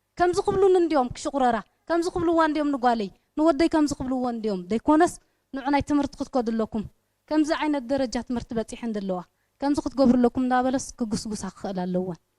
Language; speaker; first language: Tigrinya; native; Tigrinya